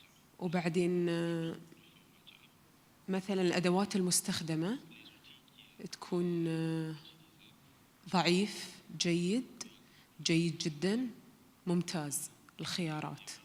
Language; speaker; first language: Arabic; native; Arabic